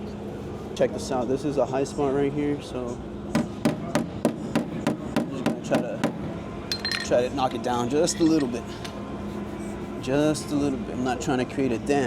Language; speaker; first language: English; native; English